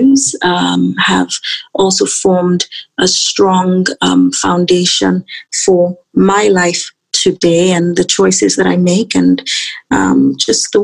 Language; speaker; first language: English; non-native, local second language; Yoruba